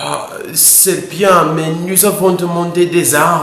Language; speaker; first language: French; non-native, learner; English